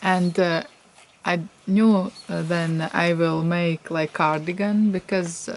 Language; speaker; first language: English; non-native, fluent; Latvian